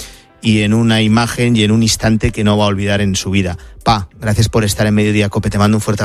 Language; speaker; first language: Spanish; native; Spanish